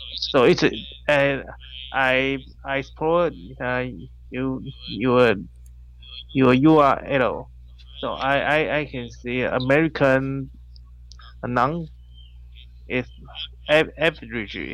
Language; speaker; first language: English; non-native, learner; Chinese